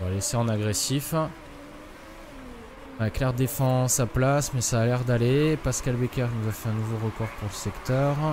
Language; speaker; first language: French; native; French